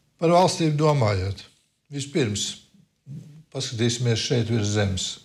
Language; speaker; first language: Latvian; non-native, local second language; Russian